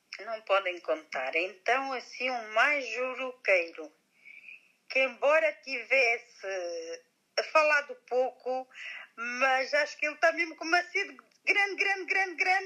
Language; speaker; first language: Portuguese; native; Portuguese